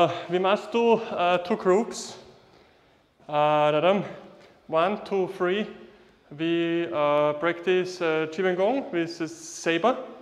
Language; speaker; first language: English; non-native, fluent; German